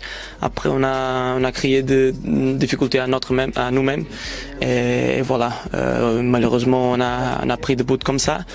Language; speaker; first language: French; non-native, fluent; Portuguese